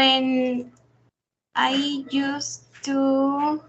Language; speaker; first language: English; non-native, learner; Spanish